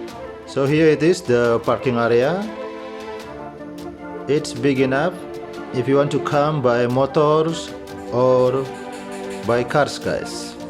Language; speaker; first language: English; non-native, local second language; Indonesian